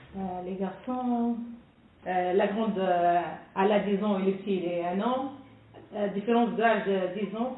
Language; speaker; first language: French; non-native, learner; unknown